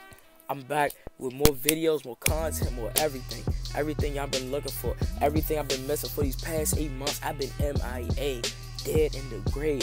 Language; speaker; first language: English; native; English